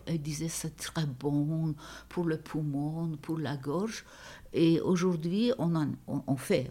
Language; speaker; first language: French; non-native, fluent; Turkish